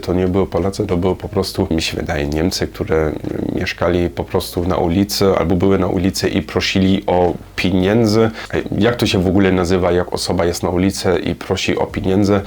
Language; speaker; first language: Polish; non-native, learner; German